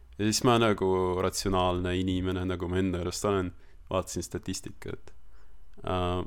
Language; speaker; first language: Estonian; early bilingual, other home language; Russian